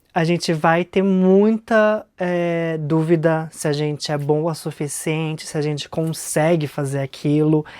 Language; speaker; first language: Portuguese; early bilingual, heritage; Portuguese